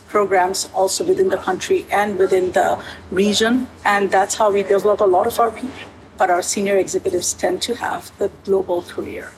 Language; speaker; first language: English; native; English